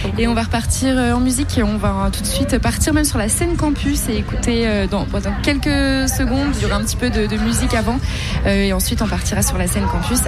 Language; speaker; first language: French; native; French